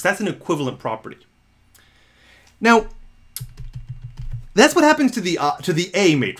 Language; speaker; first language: English; native; English